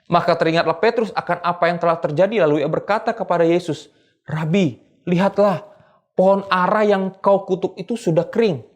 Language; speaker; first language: Indonesian; native; Indonesian